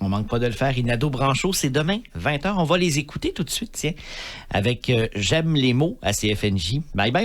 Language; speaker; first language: French; native; French